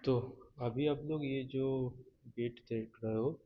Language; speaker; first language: Hindi; non-native, local second language; Bangla